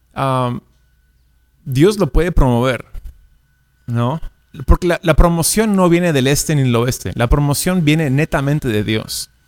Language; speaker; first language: Spanish; native; Spanish